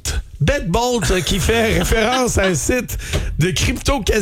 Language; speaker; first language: French; native; French